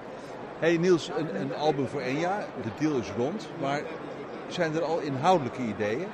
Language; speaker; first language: Dutch; native; Dutch